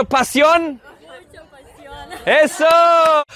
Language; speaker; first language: Spanish; non-native, fluent; English